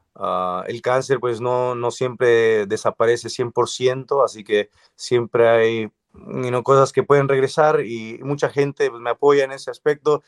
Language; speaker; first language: Spanish; early bilingual, other home language; English